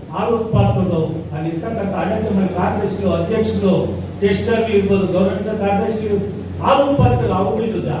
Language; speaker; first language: Kannada; native; Kannada